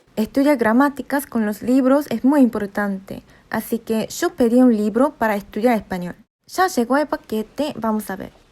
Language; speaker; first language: Spanish; non-native, fluent; Korean